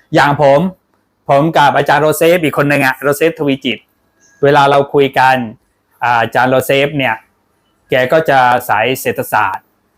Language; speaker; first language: Thai; non-native, local second language; Pattani Malay